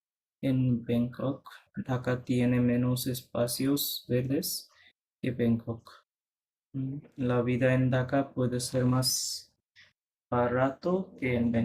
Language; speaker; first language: Spanish; non-native, fluent; Bangla